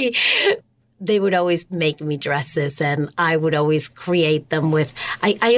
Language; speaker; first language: English; non-native, fluent; Spanish